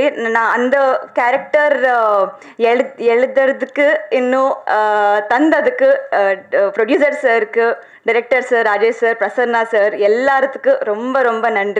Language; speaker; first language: Tamil; non-native, learner; Telugu